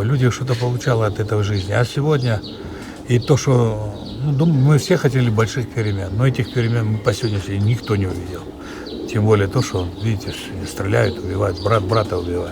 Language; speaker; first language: Russian; native; Russian